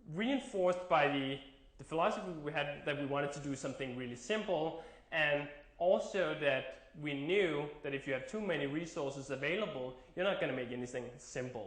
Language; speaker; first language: English; non-native, fluent; Danish